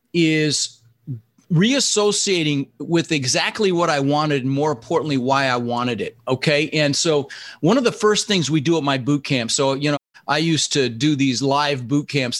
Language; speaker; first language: English; early bilingual, other home language; Dutch